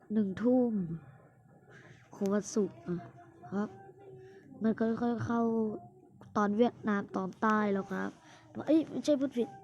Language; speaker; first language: Thai; native; Thai